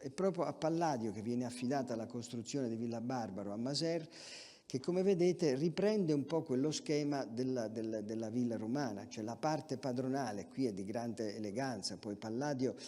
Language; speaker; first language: Italian; native; Italian